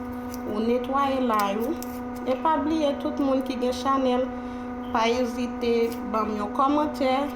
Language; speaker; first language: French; non-native, learner; Haitian Creole